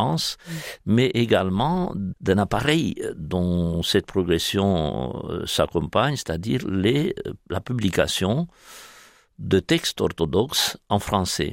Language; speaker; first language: French; non-native, fluent; Romanian